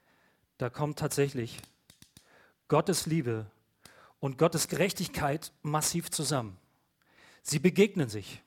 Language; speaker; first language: German; native; German